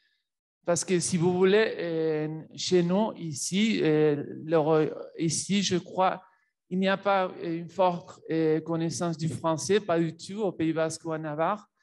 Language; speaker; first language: French; non-native, fluent; Spanish